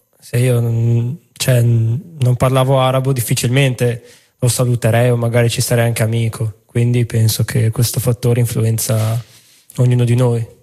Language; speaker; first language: Italian; early bilingual, other home language; Arabic